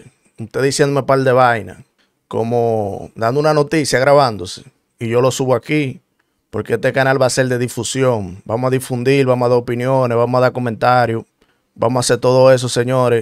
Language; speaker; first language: Spanish; native; Spanish